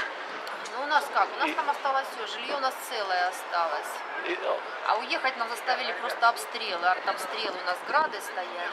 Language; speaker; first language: Russian; native; Russian